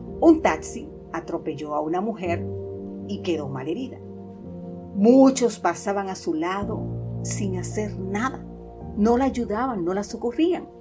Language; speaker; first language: Spanish; native; Spanish